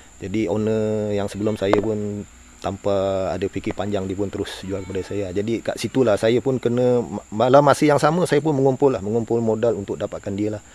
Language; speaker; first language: Malay; native; Malay